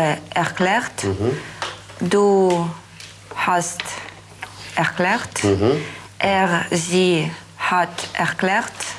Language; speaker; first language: German; non-native, learner; Russian